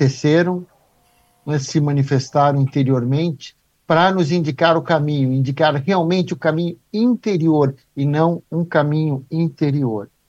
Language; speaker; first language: Portuguese; native; Portuguese